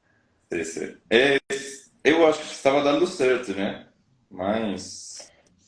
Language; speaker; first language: Portuguese; non-native, learner; Spanish